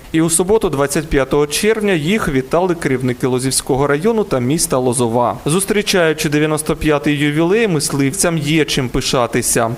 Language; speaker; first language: Ukrainian; native; Ukrainian